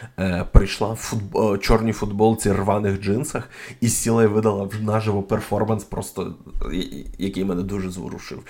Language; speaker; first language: Ukrainian; non-native, local second language; Russian